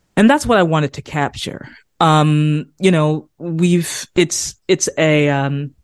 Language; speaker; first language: English; native; English